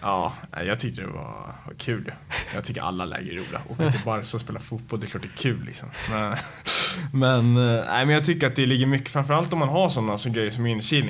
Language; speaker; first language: Swedish; native; Swedish